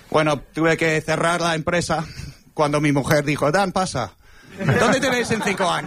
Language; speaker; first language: Spanish; non-native, fluent; English